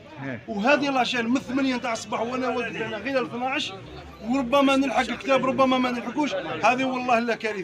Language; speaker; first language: Arabic; native; Arabic